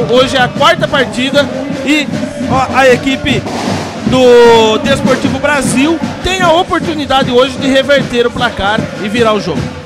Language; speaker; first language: Portuguese; native; Portuguese